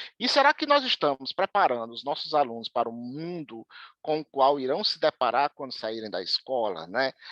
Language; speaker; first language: Portuguese; native; Portuguese